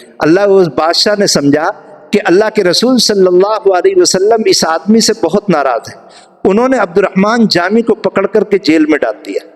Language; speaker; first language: Urdu; native; Urdu